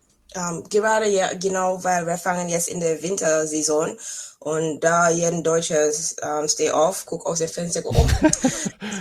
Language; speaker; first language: German; non-native, fluent; English